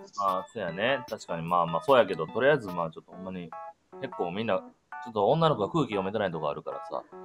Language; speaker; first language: Japanese; native; Japanese